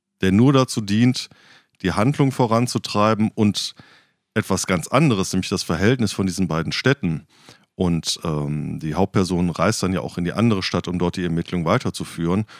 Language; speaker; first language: German; native; German